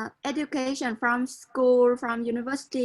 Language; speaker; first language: English; non-native, learner; Vietnamese